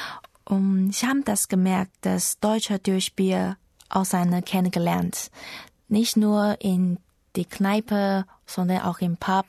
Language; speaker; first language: German; non-native, learner; Chinese